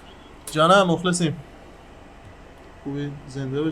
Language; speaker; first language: Persian; native; Persian